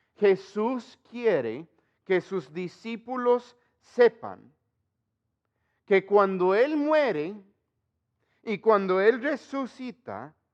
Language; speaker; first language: Spanish; non-native, fluent; English